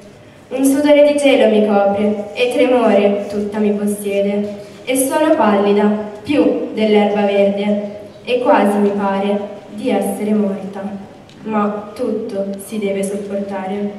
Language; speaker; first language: Italian; native; Italian